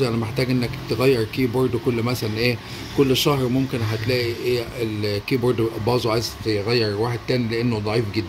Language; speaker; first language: Arabic; native; Arabic